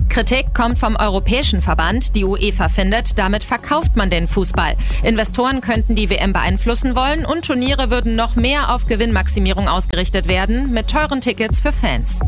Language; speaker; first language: German; native; German